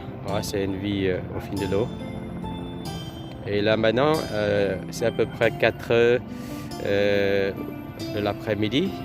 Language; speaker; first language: French; non-native, fluent; Vietnamese